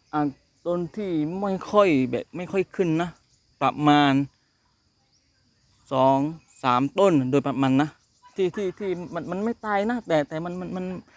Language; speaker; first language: Thai; non-native, local second language; Malay